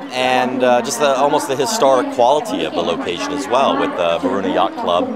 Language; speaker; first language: English; native; English